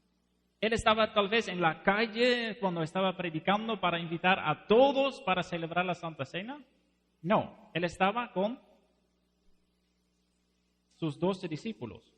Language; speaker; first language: Spanish; non-native, fluent; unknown